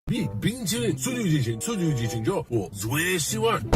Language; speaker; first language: Chinese; non-native, learner; English